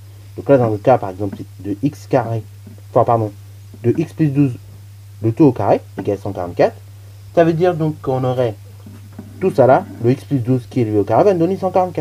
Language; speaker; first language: French; native; French